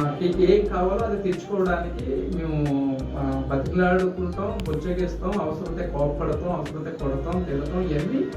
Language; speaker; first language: Telugu; native; Telugu